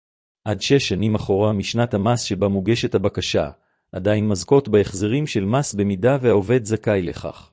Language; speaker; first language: Hebrew; native; Hebrew